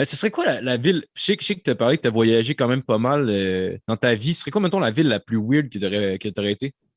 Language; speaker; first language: French; native; French